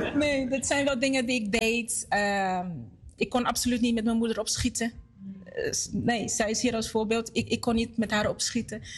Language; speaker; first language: Dutch; non-native, fluent; Portuguese